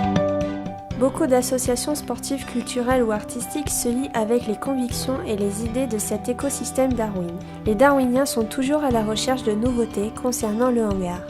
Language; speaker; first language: French; native; French